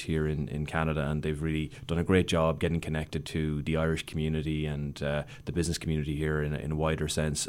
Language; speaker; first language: English; native; English